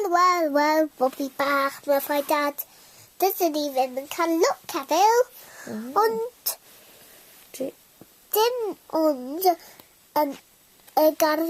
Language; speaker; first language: Welsh; non-native, local second language; English